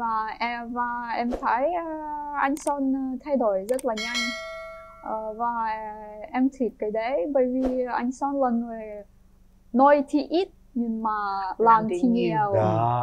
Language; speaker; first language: Vietnamese; non-native, fluent; Ukrainian